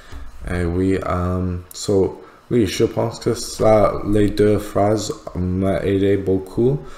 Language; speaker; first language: French; non-native, learner; English